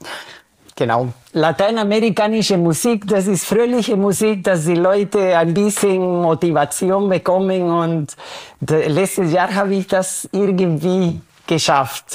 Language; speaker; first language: German; non-native, fluent; Spanish